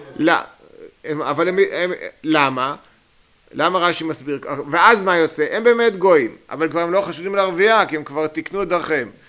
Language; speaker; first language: Hebrew; native; Hebrew